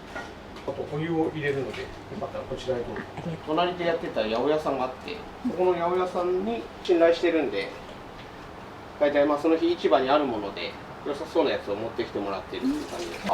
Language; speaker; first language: Japanese; native; Japanese